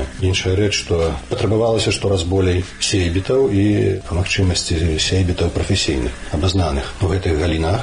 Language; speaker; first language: Belarusian; native; Belarusian